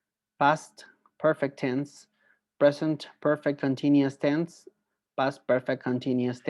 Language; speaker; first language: English; non-native, fluent; Spanish